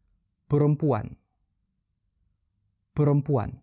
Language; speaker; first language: Indonesian; non-native, fluent; French